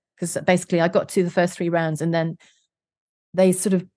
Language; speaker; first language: English; native; English